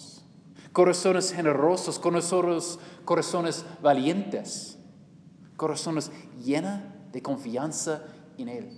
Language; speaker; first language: Spanish; non-native, learner; English